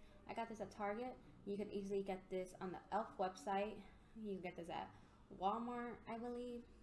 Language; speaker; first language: English; native; English